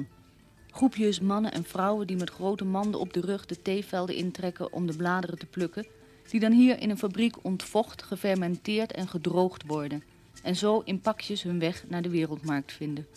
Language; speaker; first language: Dutch; native; Dutch